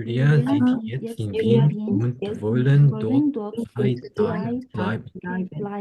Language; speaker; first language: German; non-native, learner; Korean